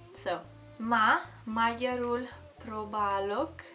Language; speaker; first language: Hungarian; non-native, learner; Italian